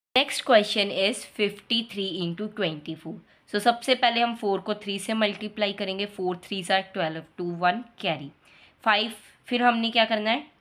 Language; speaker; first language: Hindi; non-native, local second language; Punjabi